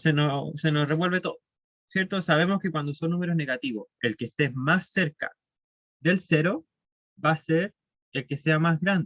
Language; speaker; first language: Spanish; native; Spanish